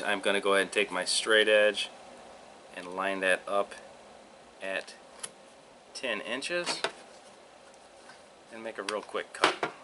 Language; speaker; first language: English; native; English